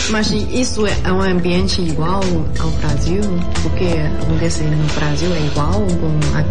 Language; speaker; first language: Portuguese; non-native, fluent; Chinese